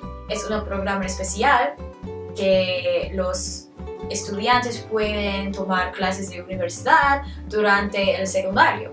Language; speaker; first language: Spanish; non-native, learner; English